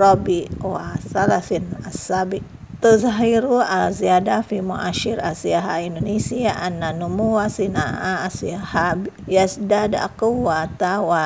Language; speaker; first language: Arabic; non-native, fluent; Indonesian